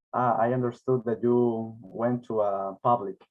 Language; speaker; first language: English; non-native, learner; Spanish